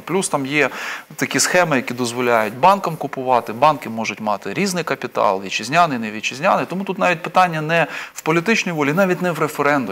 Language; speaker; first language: Ukrainian; native; Ukrainian